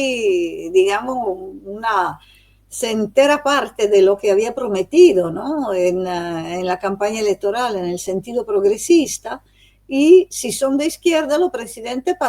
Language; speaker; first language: Spanish; non-native, fluent; Italian